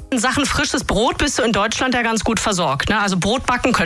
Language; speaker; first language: German; native; German